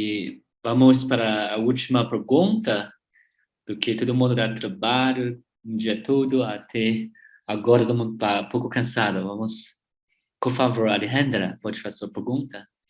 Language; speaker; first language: Portuguese; non-native, learner; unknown